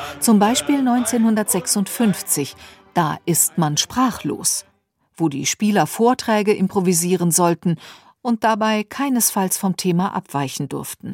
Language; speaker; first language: German; native; German